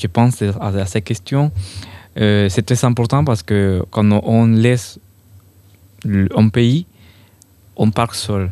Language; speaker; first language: French; non-native, fluent; Spanish